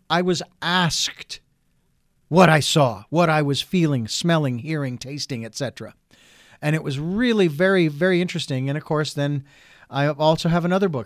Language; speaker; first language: English; native; English